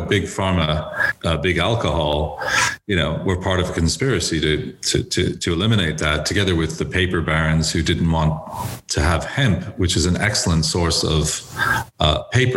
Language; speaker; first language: English; native; English